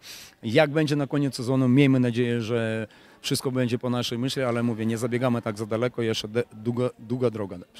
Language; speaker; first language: Polish; non-native, fluent; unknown